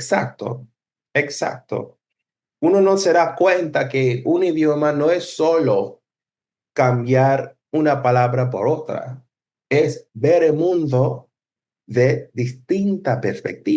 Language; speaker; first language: Spanish; non-native, fluent; English